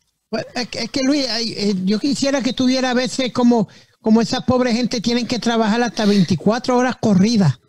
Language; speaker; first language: Spanish; early bilingual, heritage; Spanish